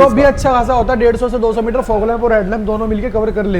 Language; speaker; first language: Hindi; native; Hindi